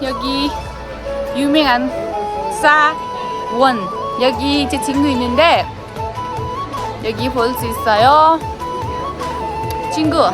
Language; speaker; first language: Korean; non-native, learner; Nepali